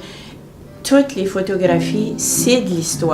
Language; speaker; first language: French; native; French